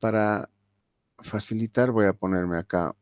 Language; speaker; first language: Spanish; native; Spanish